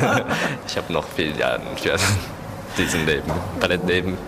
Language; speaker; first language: German; non-native, learner; Japanese